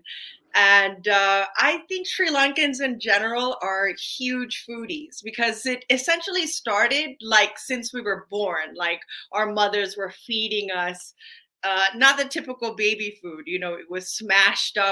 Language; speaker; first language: English; native; English